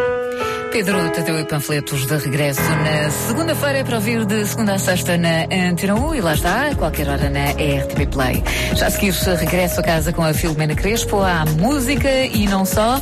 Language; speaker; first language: Portuguese; native; Portuguese